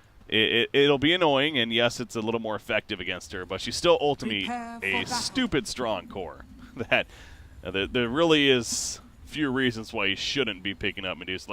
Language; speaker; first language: English; native; English